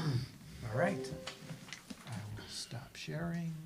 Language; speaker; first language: English; native; English